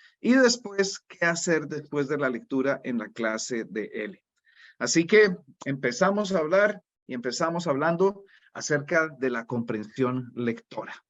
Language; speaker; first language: Spanish; native; Spanish